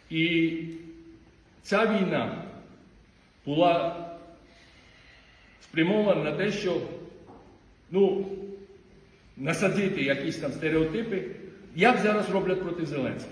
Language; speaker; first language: Ukrainian; non-native, fluent; Georgian